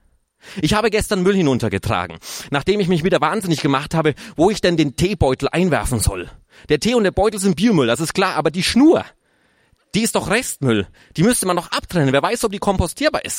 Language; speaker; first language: German; native; German